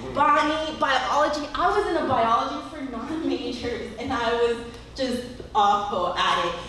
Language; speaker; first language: English; native; English